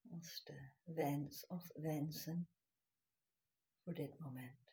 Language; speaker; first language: Dutch; non-native, fluent; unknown